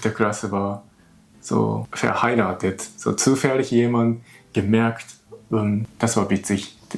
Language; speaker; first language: German; non-native, learner; Japanese